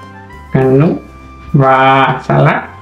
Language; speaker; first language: Vietnamese; non-native, learner; French